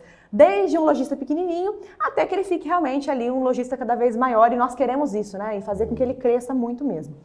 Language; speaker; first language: Portuguese; native; Portuguese